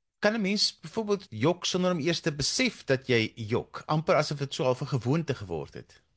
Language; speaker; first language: Afrikaans; native; Afrikaans